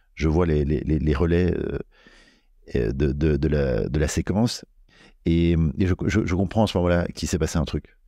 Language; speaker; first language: French; native; French